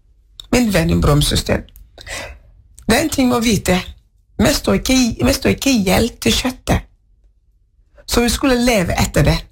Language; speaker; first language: Norwegian; non-native, fluent; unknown